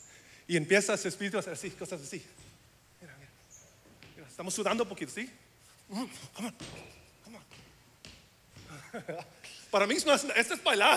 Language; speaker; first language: Spanish; early bilingual, heritage; English